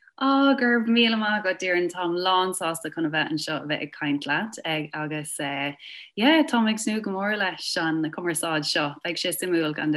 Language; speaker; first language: Irish; non-native, local second language; English